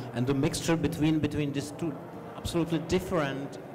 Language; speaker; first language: English; non-native, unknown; Czech